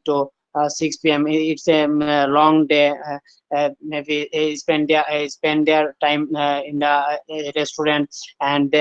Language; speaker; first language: English; non-native, learner; Bangla